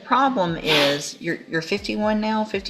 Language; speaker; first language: English; native; English